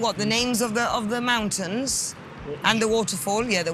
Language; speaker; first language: English; native; English